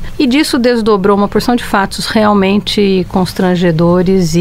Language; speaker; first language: Portuguese; native; Portuguese